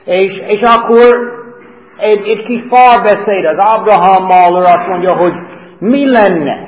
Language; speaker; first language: Hungarian; non-native, fluent; English